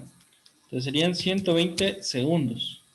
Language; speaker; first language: Spanish; native; Spanish